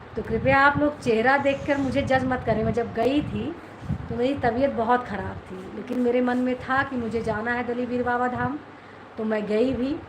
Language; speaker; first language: Hindi; native; Hindi